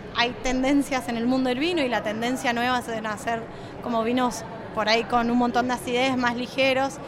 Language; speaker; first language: Spanish; native; Spanish